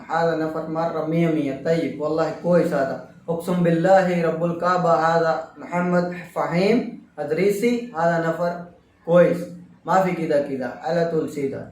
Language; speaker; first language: Arabic; non-native, learner; Urdu